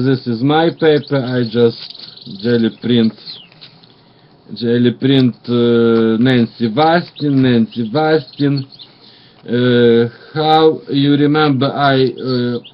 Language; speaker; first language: English; non-native, learner; Russian